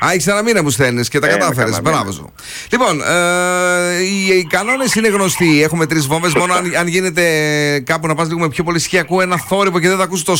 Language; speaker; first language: Greek; native; Greek